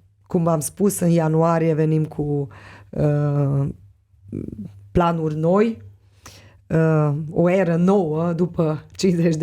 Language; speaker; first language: Romanian; non-native, local second language; Hungarian